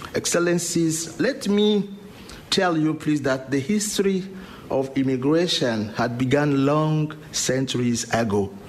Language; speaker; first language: English; non-native, learner; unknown